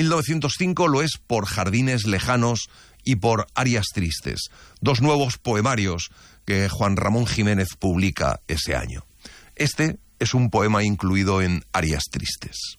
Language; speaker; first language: Spanish; native; Spanish